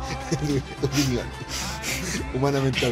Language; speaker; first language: Spanish; native; Spanish